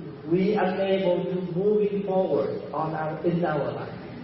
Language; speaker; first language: English; early bilingual, other home language; Vietnamese